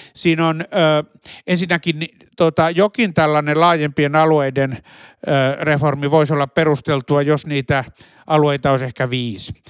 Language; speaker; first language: Finnish; native; Finnish